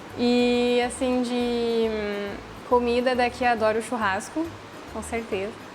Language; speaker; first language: Portuguese; non-native, fluent; French